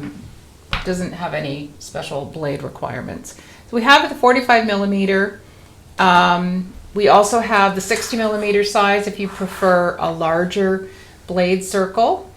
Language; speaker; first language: English; native; English